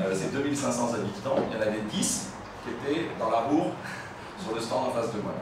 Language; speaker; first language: French; native; French